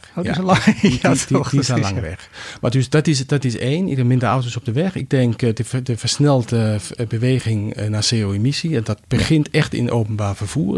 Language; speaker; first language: Dutch; non-native, fluent; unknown